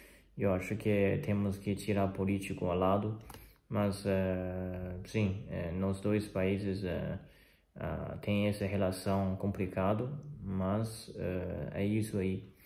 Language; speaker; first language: Portuguese; non-native, fluent; Chinese